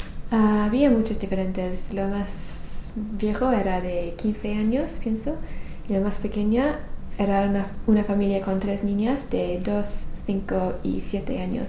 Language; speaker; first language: Spanish; non-native, learner; English